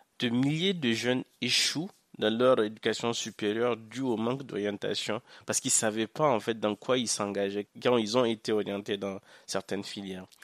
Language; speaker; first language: French; non-native, local second language; Hausa